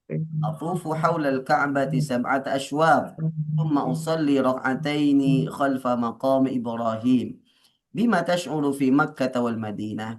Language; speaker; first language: Arabic; non-native, fluent; Indonesian